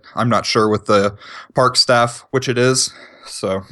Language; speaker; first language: English; native; English